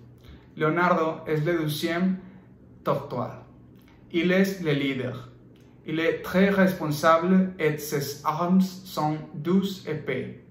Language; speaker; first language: French; non-native, learner; Spanish